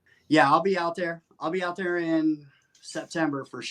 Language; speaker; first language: English; native; English